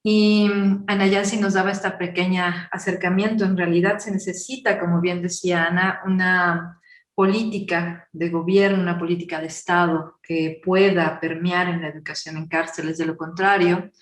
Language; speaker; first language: Spanish; native; Spanish